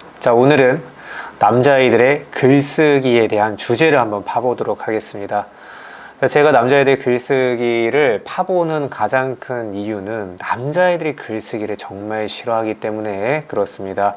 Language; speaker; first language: Korean; native; Korean